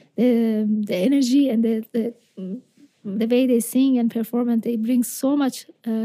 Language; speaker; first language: English; non-native, fluent; Persian